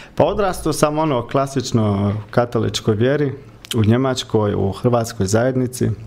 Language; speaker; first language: Croatian; early bilingual, heritage; Croatian